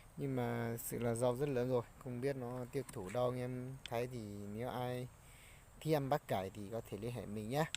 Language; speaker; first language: Vietnamese; non-native, local second language; Hmong